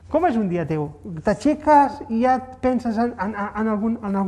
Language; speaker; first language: Catalan; native; Catalan